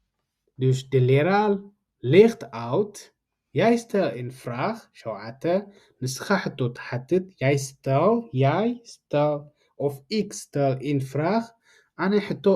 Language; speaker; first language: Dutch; non-native, fluent; Tigrinya